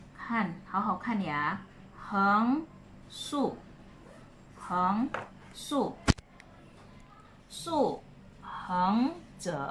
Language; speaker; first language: Chinese; non-native, fluent; Indonesian